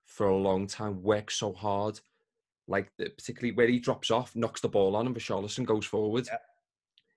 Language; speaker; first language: English; native; English